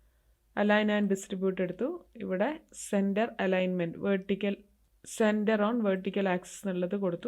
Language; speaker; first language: Malayalam; native; Malayalam